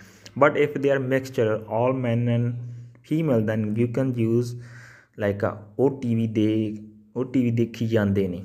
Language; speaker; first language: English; non-native, local second language; Punjabi